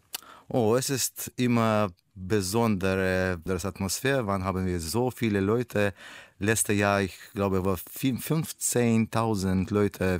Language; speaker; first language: German; non-native, learner; Russian